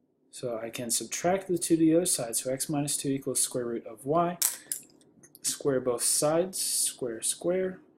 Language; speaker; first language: English; native; English